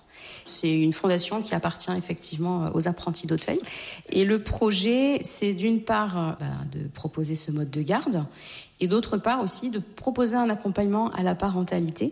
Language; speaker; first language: French; native; French